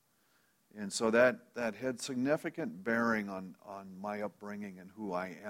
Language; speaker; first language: English; native; English